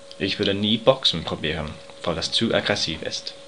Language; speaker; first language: German; non-native, learner; English